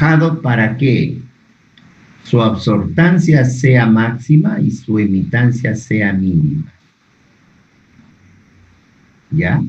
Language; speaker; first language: Spanish; native; Spanish